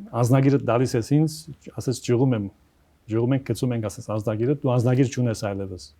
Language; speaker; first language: Armenian; early bilingual, heritage; Armenian